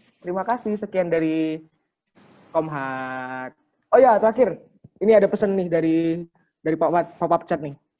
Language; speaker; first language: Indonesian; native; Indonesian